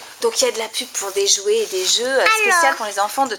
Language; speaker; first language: French; native; French